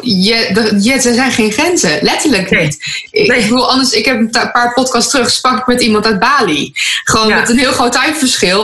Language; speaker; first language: Dutch; native; Dutch